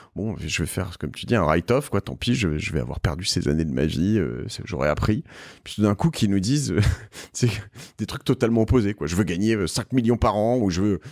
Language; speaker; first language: French; native; French